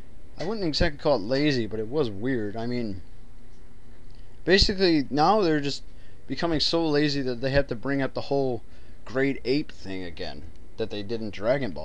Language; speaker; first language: English; native; English